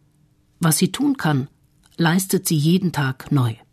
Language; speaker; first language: German; native; German